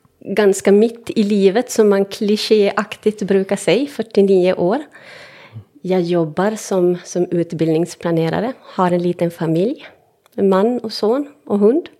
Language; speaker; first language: Swedish; native; Swedish